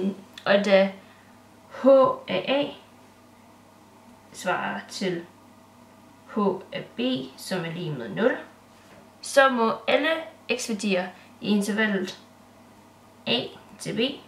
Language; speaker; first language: Danish; native; Danish